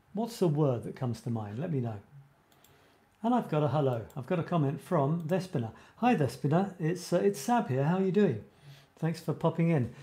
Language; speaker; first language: English; native; English